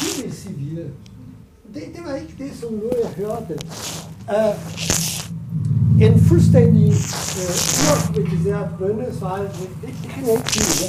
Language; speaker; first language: Danish; non-native, fluent; Italian